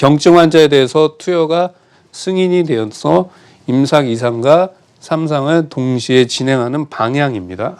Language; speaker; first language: Korean; native; Korean